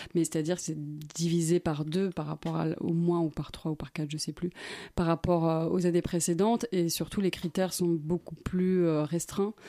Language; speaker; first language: French; native; French